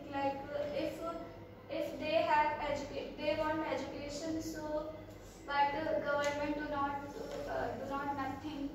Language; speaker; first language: English; non-native, learner; Hindi